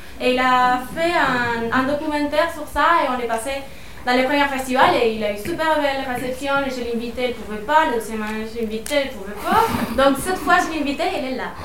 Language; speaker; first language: French; non-native, fluent; Spanish